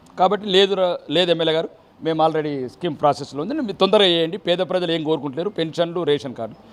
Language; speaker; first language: Telugu; native; Telugu